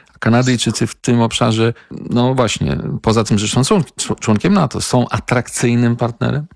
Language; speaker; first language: Polish; native; Polish